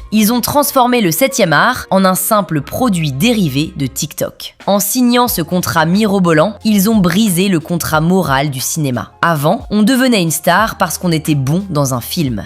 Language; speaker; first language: French; native; French